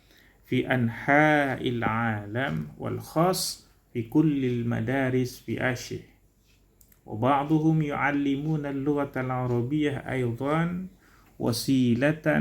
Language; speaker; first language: Arabic; non-native, learner; Indonesian